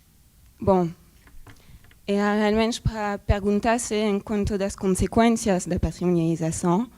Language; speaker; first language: Portuguese; non-native, fluent; French